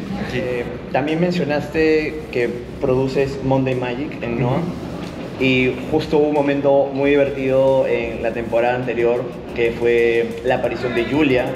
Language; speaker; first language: Spanish; native; Spanish